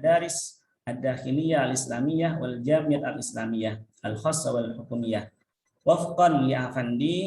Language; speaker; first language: Arabic; non-native, fluent; Indonesian